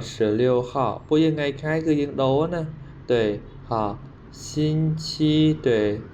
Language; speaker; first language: Chinese; non-native, fluent; Khmer